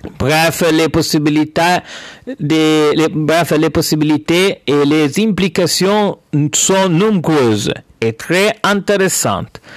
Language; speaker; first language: French; non-native, learner; Italian